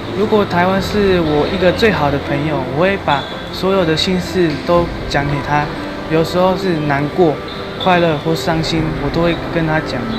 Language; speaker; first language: Chinese; non-native, fluent; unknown